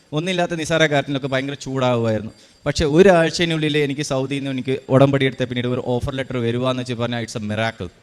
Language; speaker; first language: Malayalam; early bilingual, heritage; Malayalam